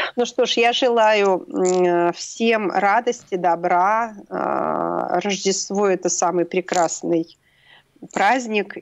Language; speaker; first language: Russian; native; Russian